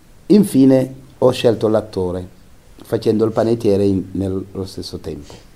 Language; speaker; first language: Italian; non-native, fluent; Wolof